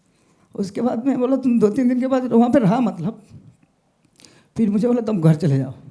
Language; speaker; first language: Hindi; non-native, local second language; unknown